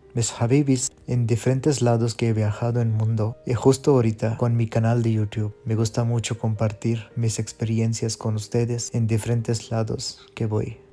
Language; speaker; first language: Spanish; non-native, fluent; Urdu